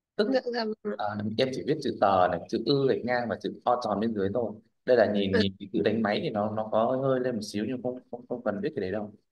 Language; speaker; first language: Vietnamese; native; Vietnamese